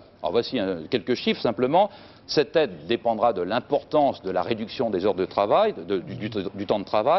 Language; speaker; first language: French; native; French